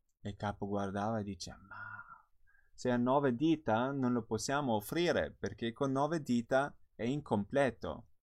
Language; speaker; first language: Italian; non-native, fluent; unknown